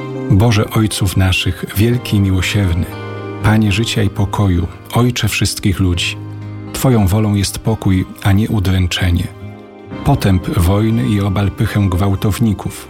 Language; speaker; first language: Polish; native; Polish